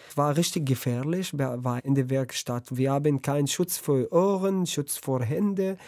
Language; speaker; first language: German; non-native, learner; Arabic